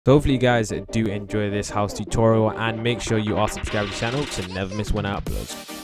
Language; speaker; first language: English; native; English